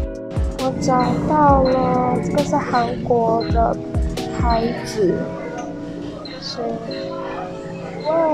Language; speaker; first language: Chinese; non-native, local second language; English